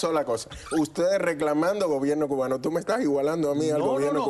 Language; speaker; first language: Spanish; native; Spanish